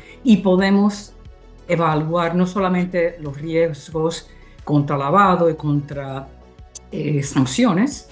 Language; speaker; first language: Spanish; early bilingual, heritage; English